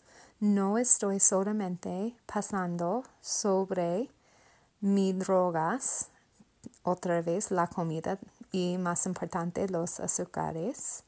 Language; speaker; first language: Spanish; non-native, learner; English